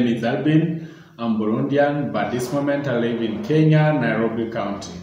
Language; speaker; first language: English; non-native, fluent; Rundi